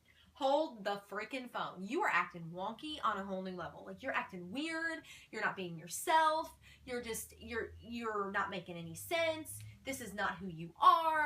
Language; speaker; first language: English; native; English